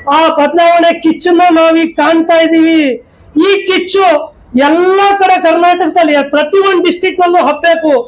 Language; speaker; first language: Kannada; non-native, local second language; Urdu